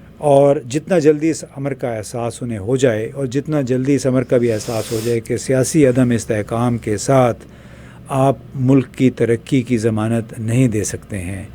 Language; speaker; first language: Urdu; native; Urdu